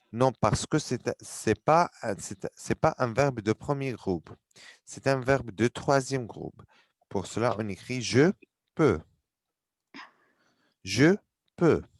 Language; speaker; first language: French; non-native, fluent; Arabic